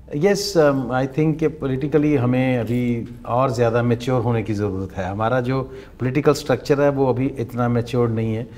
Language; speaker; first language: Hindi; non-native, local second language; Punjabi